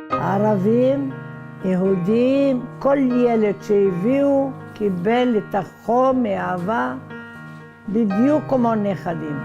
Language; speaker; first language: Hebrew; non-native, fluent; Arabic